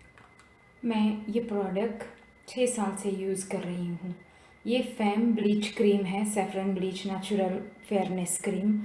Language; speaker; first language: Hindi; non-native, local second language; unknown